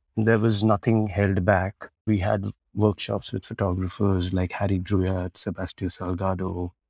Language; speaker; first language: English; non-native, local second language; Marathi